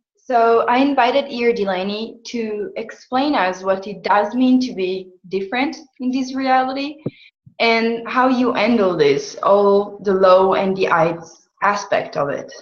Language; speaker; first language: English; non-native, fluent; Italian